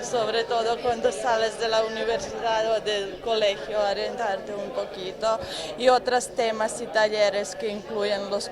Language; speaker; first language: Spanish; non-native, fluent; Serbian